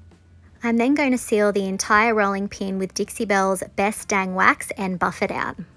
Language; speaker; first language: English; native; English